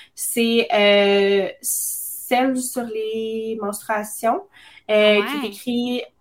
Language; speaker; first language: French; native; French